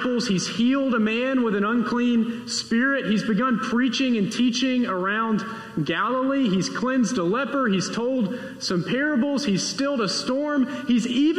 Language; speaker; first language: English; native; English